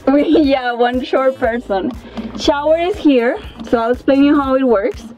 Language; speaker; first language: English; non-native, fluent; Spanish